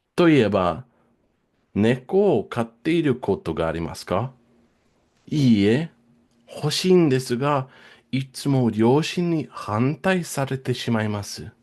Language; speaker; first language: Japanese; non-native, fluent; English